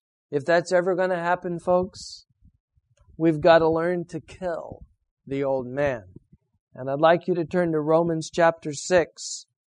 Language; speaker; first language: English; native; English